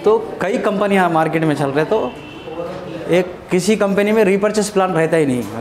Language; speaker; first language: Hindi; non-native, local second language; Telugu